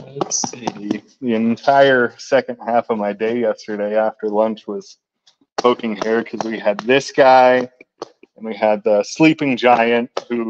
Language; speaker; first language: English; native; English